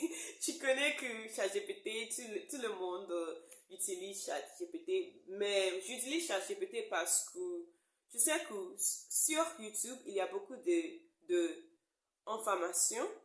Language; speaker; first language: French; non-native, learner; English